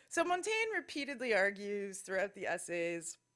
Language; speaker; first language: English; native; English